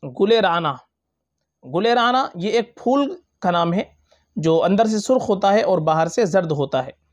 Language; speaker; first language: Urdu; native; Urdu